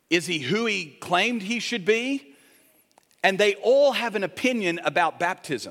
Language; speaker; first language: English; native; English